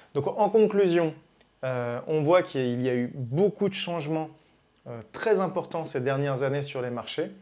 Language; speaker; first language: French; native; French